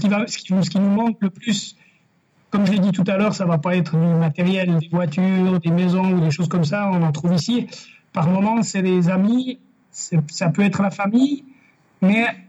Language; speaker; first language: French; native; French